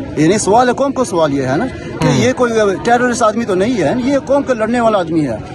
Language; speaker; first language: Urdu; early bilingual, heritage; Urdu